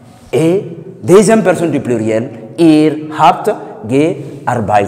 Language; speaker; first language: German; non-native, fluent; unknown